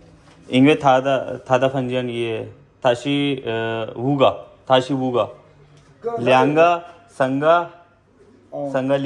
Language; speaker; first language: Chinese; non-native, learner; Urdu